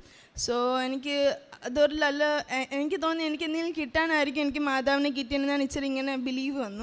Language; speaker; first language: Malayalam; early bilingual, heritage; Malayalam